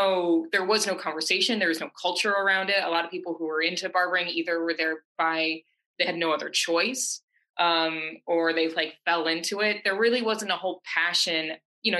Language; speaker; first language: English; native; English